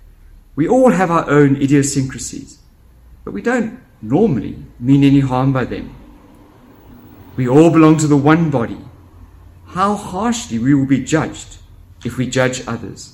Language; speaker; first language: English; native; English